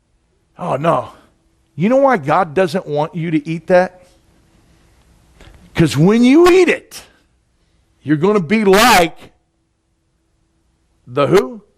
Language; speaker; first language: English; native; English